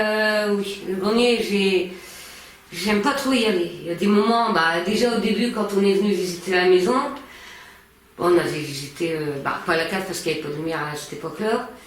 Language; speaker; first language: French; native; French